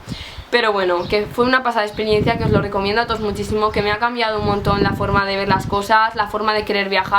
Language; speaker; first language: Spanish; native; Spanish